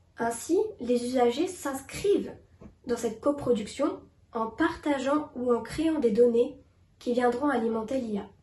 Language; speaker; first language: French; native; French